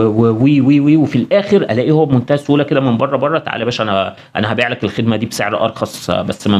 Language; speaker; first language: Arabic; native; Arabic